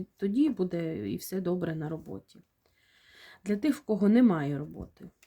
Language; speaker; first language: Ukrainian; non-native, local second language; Russian